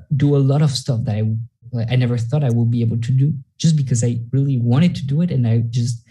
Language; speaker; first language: English; non-native, fluent; Spanish